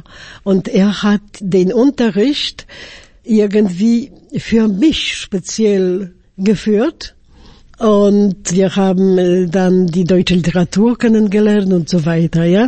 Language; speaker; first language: German; non-native, fluent; Polish